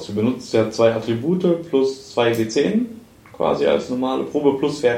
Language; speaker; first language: German; native; German